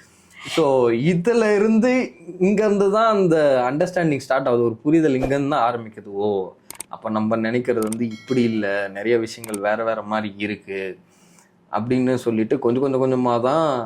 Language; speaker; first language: Tamil; native; Tamil